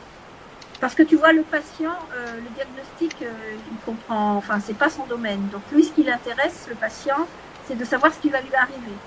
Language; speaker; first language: French; native; French